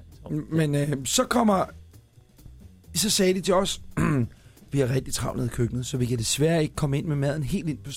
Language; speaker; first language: Danish; native; Danish